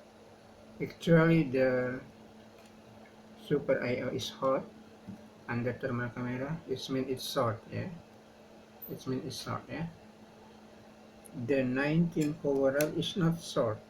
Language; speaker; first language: English; non-native, learner; Indonesian